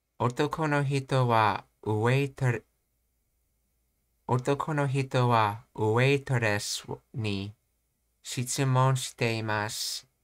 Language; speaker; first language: Japanese; non-native, learner; English